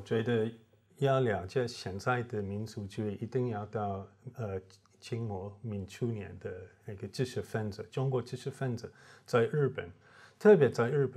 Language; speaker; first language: Chinese; non-native, fluent; English